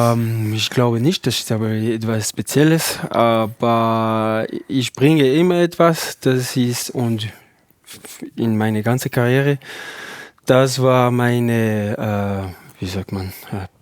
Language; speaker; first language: German; non-native, learner; French